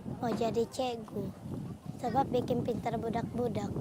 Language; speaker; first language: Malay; early bilingual, other home language; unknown